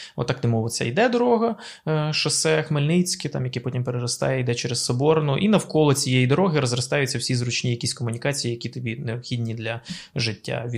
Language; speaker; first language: Ukrainian; native; Ukrainian